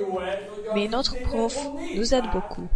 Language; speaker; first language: French; non-native, learner; Hungarian